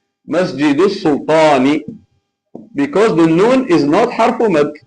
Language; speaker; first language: Arabic; non-native, fluent; Malay